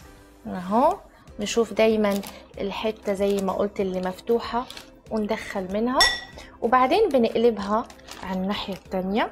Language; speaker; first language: Arabic; native; Arabic